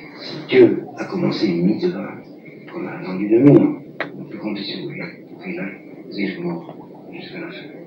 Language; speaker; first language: French; non-native, local second language; Arabic